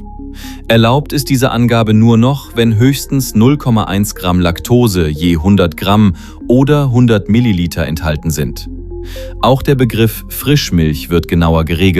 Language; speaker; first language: German; native; German